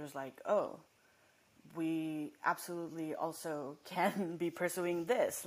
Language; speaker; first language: English; non-native, local second language; Nepali